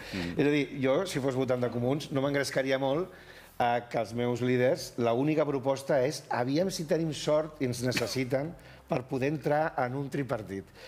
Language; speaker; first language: Catalan; native; Catalan